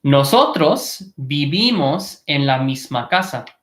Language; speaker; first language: Spanish; non-native, fluent; English